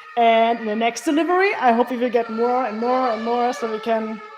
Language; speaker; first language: English; non-native, fluent; German